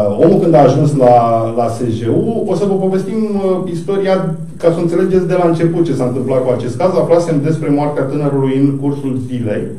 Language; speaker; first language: Romanian; native; Romanian